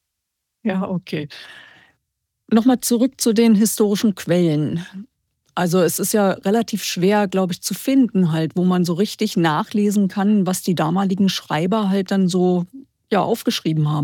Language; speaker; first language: German; native; German